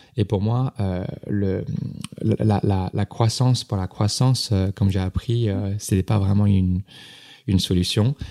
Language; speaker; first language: French; non-native, fluent; Chinese